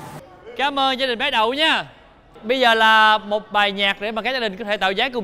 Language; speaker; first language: Vietnamese; native; Vietnamese